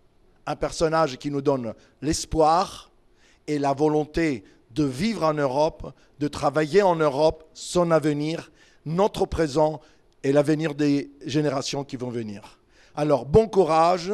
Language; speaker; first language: French; non-native, fluent; Greek